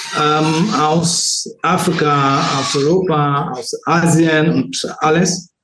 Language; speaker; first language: German; non-native, learner; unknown